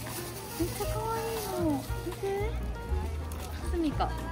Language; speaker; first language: Japanese; native; Japanese